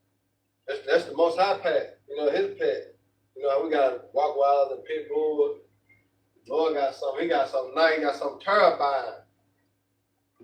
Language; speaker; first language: English; native; English